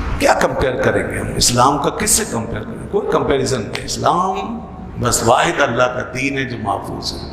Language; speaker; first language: Urdu; native; Urdu